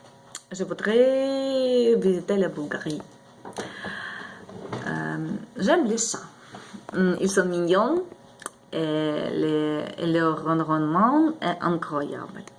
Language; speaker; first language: French; non-native, learner; Ukrainian